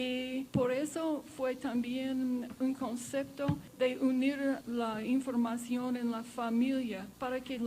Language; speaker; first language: Spanish; non-native, fluent; English